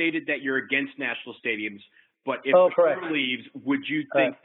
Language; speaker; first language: English; native; English